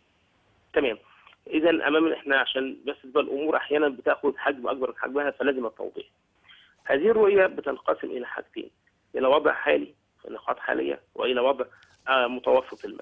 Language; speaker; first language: Arabic; native; Arabic